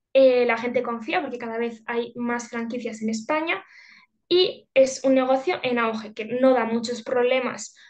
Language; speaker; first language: Spanish; native; Spanish